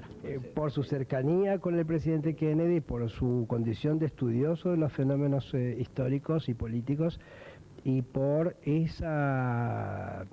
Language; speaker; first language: Spanish; native; Spanish